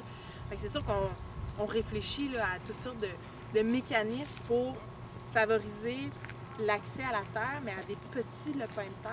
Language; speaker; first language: French; native; French